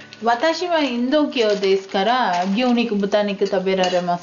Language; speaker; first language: Japanese; non-native, learner; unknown